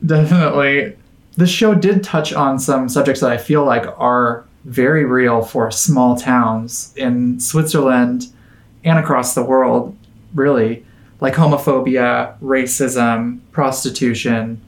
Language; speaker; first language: English; native; English